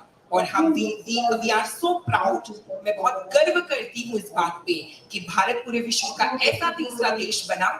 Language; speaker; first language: Hindi; native; Hindi